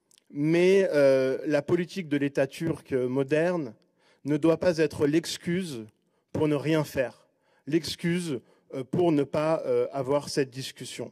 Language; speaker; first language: French; native; French